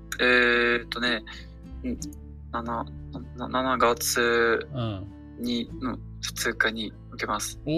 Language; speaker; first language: Japanese; non-native, learner; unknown